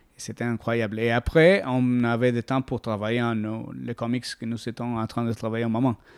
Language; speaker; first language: French; non-native, learner; Spanish